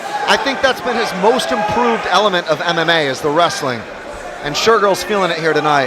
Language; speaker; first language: English; native; English